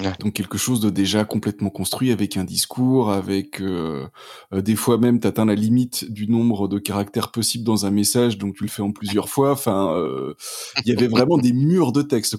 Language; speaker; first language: French; native; French